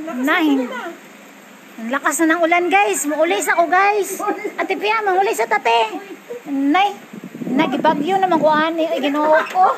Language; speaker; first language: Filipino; non-native, local second language; Cebuano